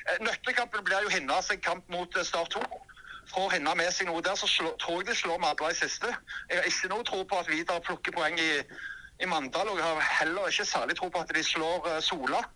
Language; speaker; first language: Norwegian; native; Norwegian